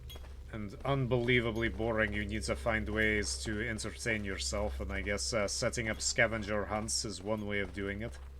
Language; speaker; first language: English; native; English